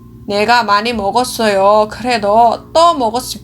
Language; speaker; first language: Korean; non-native, learner; Indonesian